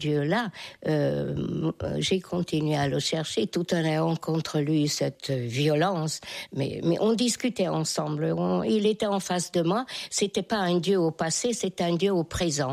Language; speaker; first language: French; non-native, fluent; Hungarian